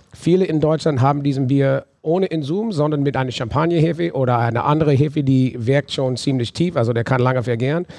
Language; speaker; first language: German; non-native, fluent; English